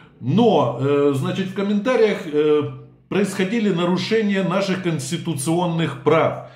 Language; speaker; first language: Russian; native; Russian